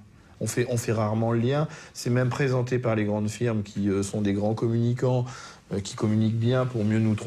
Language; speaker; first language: French; native; French